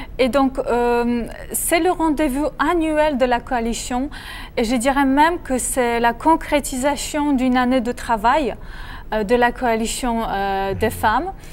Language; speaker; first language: French; non-native, fluent; Polish